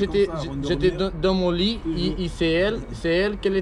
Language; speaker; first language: French; non-native, fluent; Portuguese